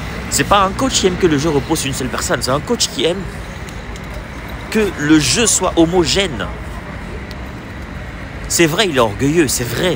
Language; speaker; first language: French; native; French